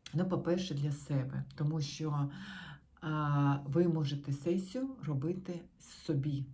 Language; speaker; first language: Ukrainian; non-native, local second language; Russian